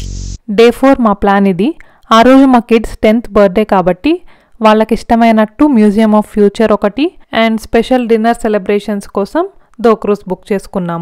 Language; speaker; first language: Telugu; native; Telugu